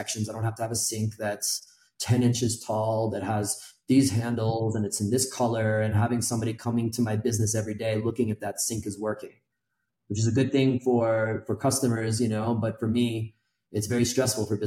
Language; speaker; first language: English; native; English